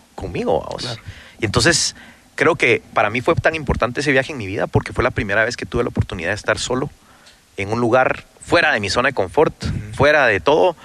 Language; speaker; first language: Spanish; native; Spanish